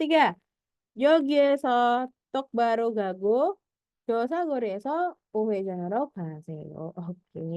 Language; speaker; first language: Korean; non-native, fluent; Indonesian